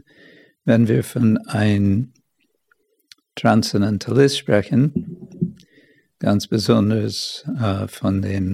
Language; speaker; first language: German; non-native, fluent; English